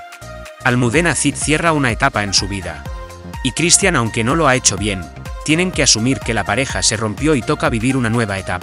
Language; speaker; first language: Spanish; native; Spanish